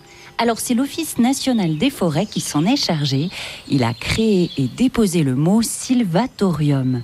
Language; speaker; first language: French; native; French